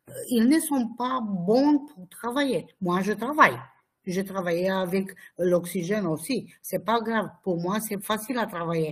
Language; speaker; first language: French; non-native, fluent; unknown